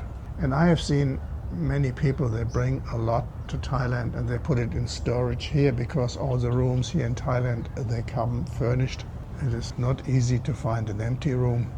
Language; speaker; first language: English; non-native, fluent; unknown